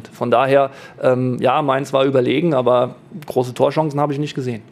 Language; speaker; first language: German; native; German